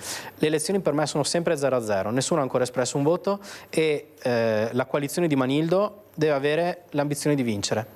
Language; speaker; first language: Italian; native; Italian